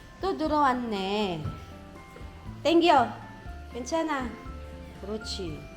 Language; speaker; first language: Korean; non-native, fluent; Filipino